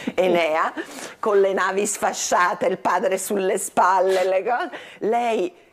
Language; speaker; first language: Italian; native; Italian